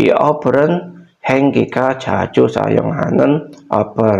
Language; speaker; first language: Korean; non-native, fluent; Indonesian